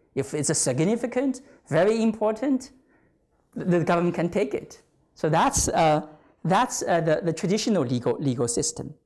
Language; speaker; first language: English; non-native, fluent; Chinese